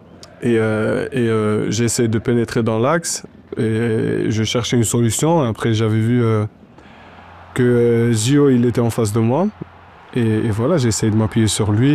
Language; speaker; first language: French; non-native, local second language; Arabic